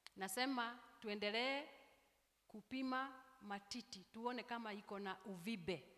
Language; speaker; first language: Swahili; non-native, local second language; Kikuyu